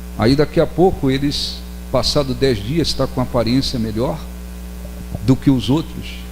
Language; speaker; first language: Portuguese; native; Portuguese